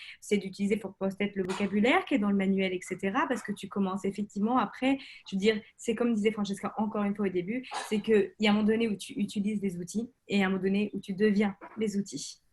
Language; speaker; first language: French; native; French